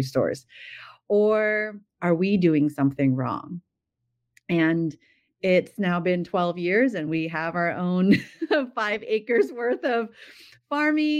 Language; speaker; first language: English; native; English